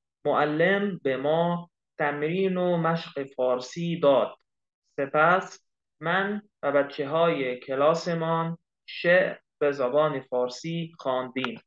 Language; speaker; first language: Persian; non-native, fluent; Arabic